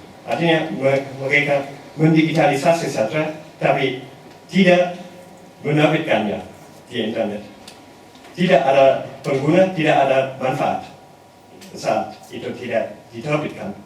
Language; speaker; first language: Indonesian; non-native, learner; German